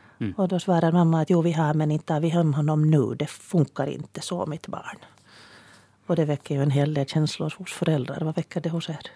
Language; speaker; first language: Swedish; native; Swedish